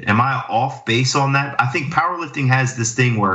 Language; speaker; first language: English; native; English